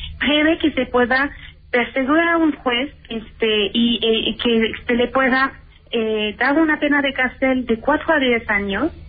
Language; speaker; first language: Spanish; native; Spanish